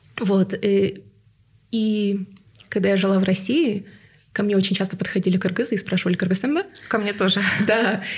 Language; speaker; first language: Russian; non-native, local second language; Tuvinian